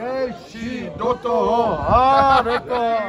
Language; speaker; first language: Czech; non-native, learner; German